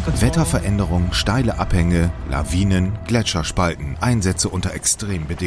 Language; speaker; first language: German; native; German